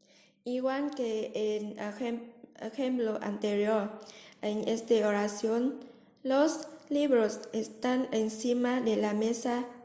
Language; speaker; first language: Spanish; non-native, learner; Vietnamese